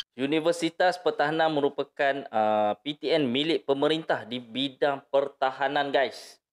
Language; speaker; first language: Malay; native; Malay